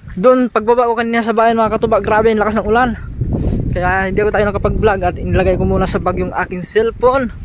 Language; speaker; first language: Filipino; non-native, local second language; Cebuano